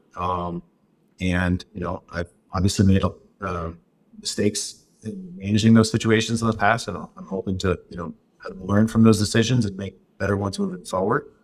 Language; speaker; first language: English; native; English